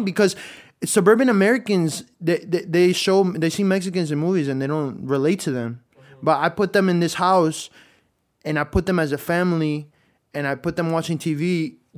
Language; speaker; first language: English; early bilingual, other home language; Spanish